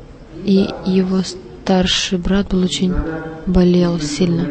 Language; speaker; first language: Russian; non-native, learner; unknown